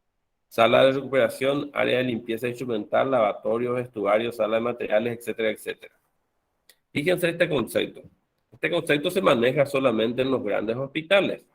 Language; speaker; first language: Spanish; native; Spanish